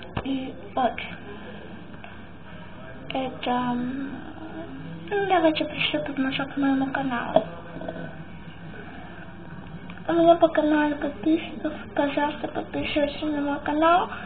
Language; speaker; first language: Russian; early bilingual, heritage; Russian